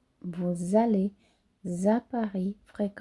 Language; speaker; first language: French; non-native, fluent; Portuguese